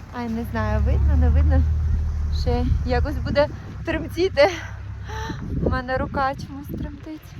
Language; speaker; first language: Ukrainian; native; Ukrainian